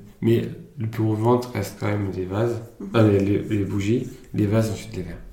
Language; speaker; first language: French; early bilingual, other home language; Italian